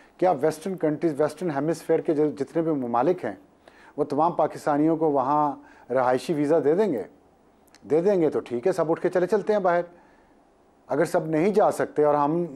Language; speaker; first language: Urdu; non-native, local second language; Punjabi